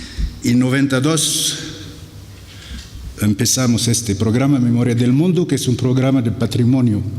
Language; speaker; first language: Spanish; non-native, fluent; Arabic